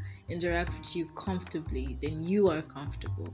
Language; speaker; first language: English; non-native, local second language; Yoruba